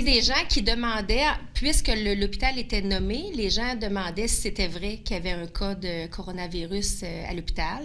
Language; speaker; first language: French; native; French